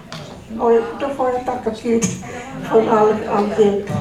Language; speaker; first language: Swedish; non-native, fluent; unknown